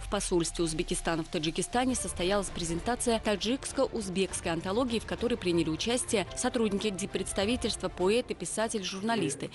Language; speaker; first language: Russian; non-native, local second language; Uzbek